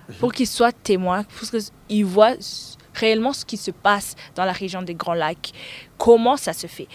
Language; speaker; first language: French; non-native, local second language; Rundi